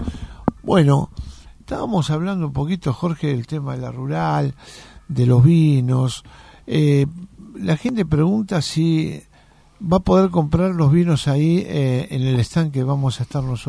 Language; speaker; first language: Spanish; native; Spanish